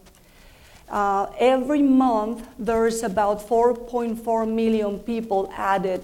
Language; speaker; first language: English; non-native, fluent; Spanish